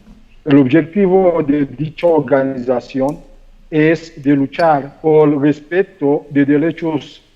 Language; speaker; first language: Spanish; non-native, fluent; Haitian Creole